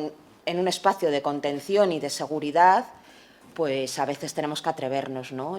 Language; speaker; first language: Spanish; native; Spanish